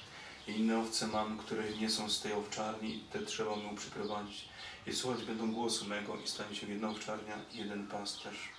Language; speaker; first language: Polish; native; Polish